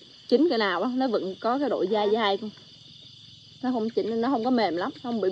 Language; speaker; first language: Vietnamese; native; Vietnamese